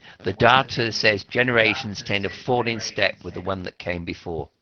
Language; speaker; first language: English; non-native, fluent; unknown